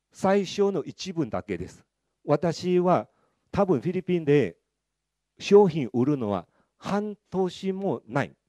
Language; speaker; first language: Japanese; non-native, fluent; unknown